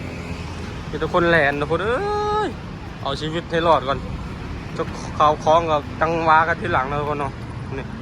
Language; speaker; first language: Thai; non-native, learner; Lao